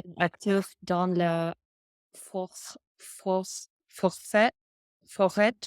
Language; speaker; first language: French; non-native, learner; Russian